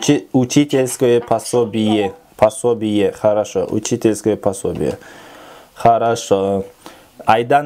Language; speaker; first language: Russian; non-native, local second language; Kyrgyz